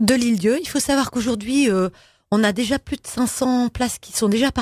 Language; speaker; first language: French; native; French